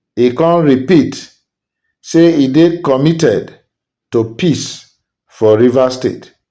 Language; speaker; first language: Nigerian Pidgin; non-native, local second language; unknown